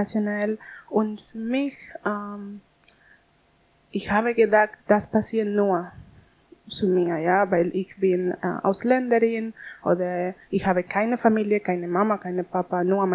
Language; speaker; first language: German; non-native, learner; Spanish